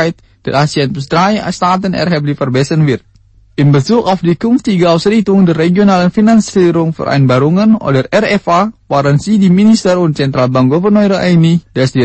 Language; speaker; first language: German; non-native, fluent; Indonesian